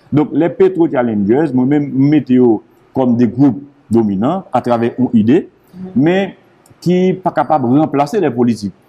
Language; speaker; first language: French; non-native, local second language; Haitian Creole